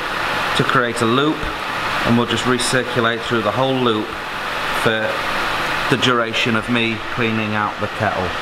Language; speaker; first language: English; native; English